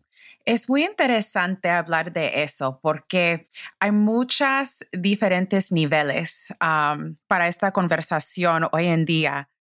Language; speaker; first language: Spanish; early bilingual, heritage; English